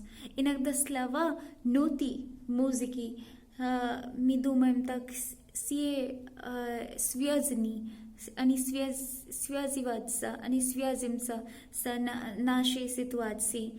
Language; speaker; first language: Russian; non-native, learner; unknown